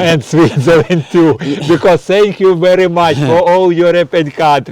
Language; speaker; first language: English; non-native, learner; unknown